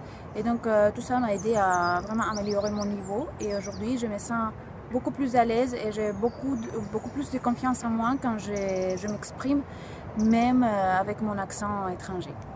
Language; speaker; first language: French; non-native, fluent; Greek